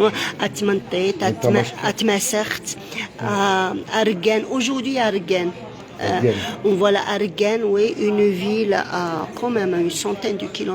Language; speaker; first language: French; non-native, local second language; Arabic